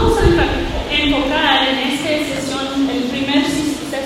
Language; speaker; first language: Spanish; non-native, learner; English